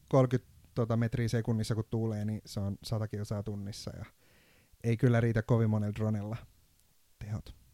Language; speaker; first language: Finnish; non-native, fluent; Turkish